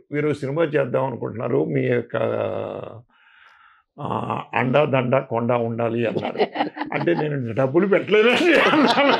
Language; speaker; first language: Telugu; native; Telugu